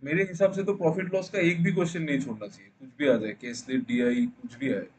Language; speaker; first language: Hindi; non-native, local second language; Bangla